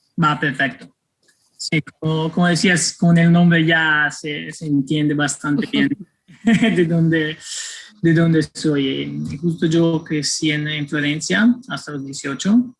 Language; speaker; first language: Spanish; non-native, fluent; Italian